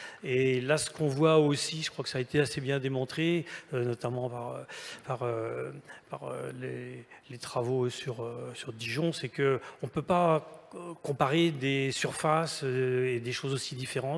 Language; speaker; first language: French; native; French